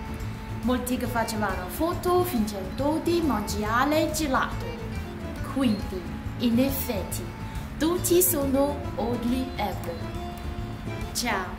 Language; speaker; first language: Italian; non-native, learner; Chinese